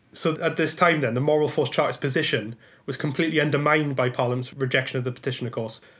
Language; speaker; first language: English; native; English